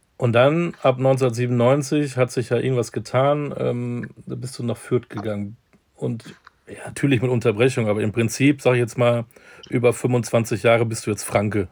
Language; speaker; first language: German; native; German